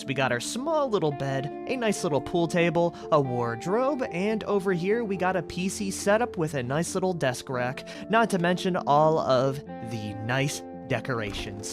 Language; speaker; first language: English; native; English